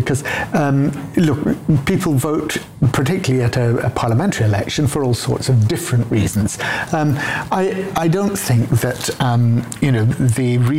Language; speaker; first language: English; native; English